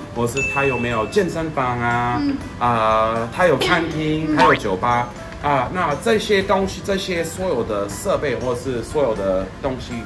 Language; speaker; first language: Chinese; non-native, fluent; English